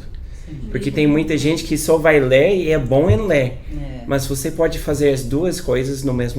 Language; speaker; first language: Portuguese; non-native, fluent; English